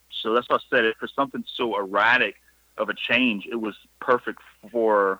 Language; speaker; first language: English; native; English